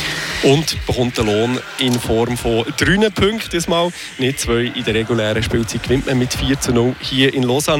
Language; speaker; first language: German; native; German